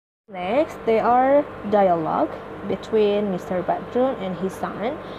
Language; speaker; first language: English; non-native, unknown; Indonesian